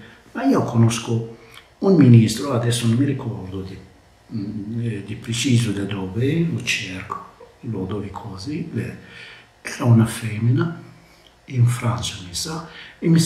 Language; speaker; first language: Italian; non-native, learner; Arabic